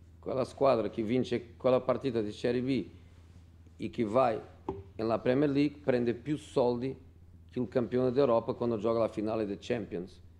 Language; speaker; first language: Italian; non-native, fluent; Portuguese